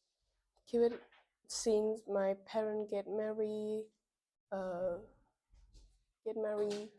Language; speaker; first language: English; non-native, learner; Vietnamese